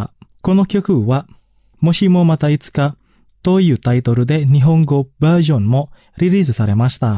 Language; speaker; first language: Japanese; non-native, fluent; Indonesian